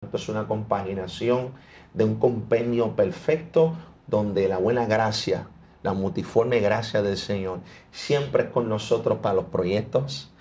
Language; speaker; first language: Spanish; early bilingual, heritage; Spanish